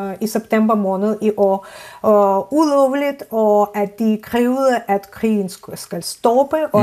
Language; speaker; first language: Danish; non-native, fluent; Azerbaijani